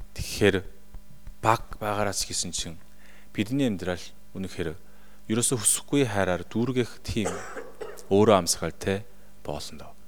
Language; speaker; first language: Mongolian; non-native, fluent; Korean